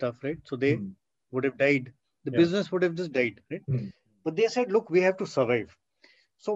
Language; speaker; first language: English; non-native, local second language; Hindi